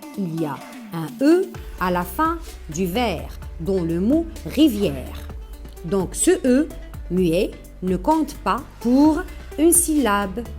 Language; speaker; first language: French; non-native, local second language; Arabic